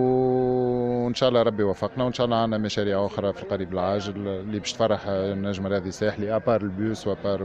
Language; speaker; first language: Arabic; native; Arabic